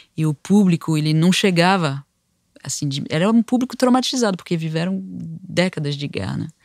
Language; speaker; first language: Portuguese; non-native, fluent; French